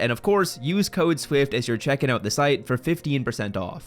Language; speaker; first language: English; native; English